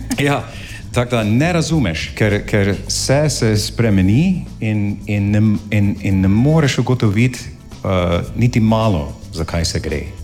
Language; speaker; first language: Slovenian; non-native, fluent; English